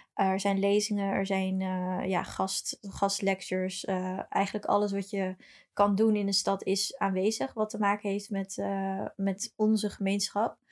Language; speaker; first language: Dutch; early bilingual, other home language; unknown